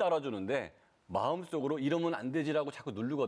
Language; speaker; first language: Korean; native; Korean